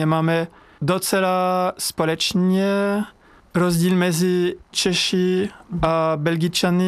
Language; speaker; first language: Czech; non-native, learner; French